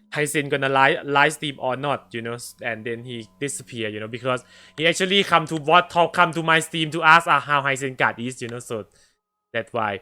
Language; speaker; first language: English; non-native, learner; Thai